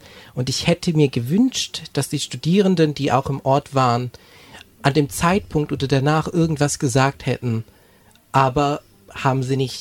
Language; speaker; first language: German; native; German